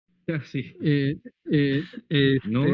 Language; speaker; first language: Spanish; non-native, learner; Portuguese